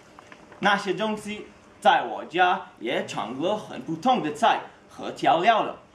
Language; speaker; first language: Chinese; non-native, learner; Hebrew